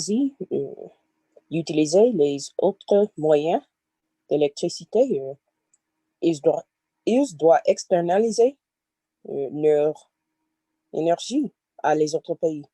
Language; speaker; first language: French; non-native, learner; English